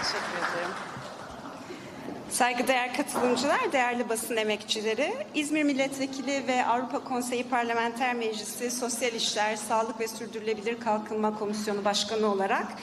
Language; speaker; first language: Turkish; native; Turkish